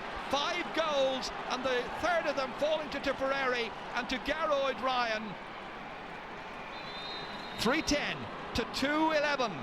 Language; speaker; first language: English; native; English